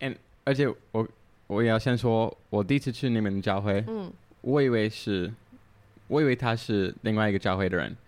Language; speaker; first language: Chinese; non-native, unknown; English